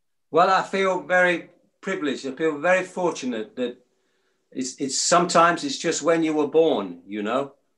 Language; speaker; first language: English; native; English